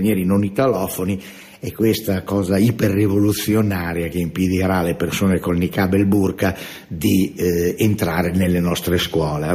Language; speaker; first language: Italian; native; Italian